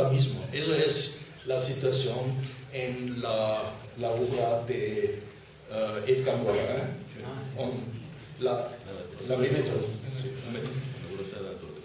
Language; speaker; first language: Spanish; non-native, fluent; German